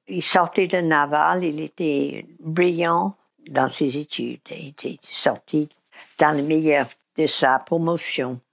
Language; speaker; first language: French; non-native, fluent; English